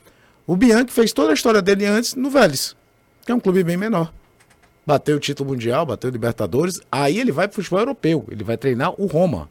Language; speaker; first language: Portuguese; native; Portuguese